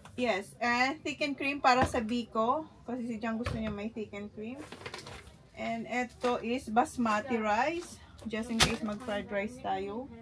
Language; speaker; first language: Filipino; non-native, local second language; Bikol